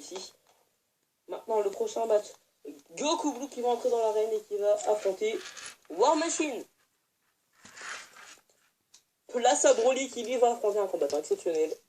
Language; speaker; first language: French; native; French